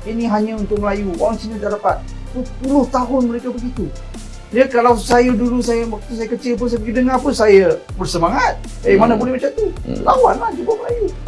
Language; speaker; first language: Malay; non-native, local second language; Chinese